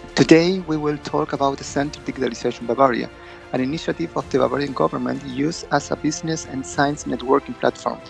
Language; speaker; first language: English; non-native, fluent; Spanish